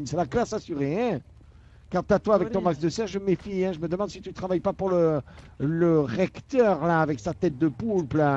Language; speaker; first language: French; native; French